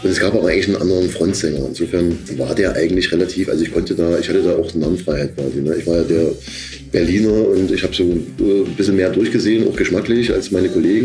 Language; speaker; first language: German; native; German